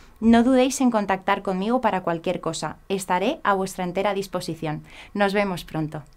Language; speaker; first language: Spanish; native; Spanish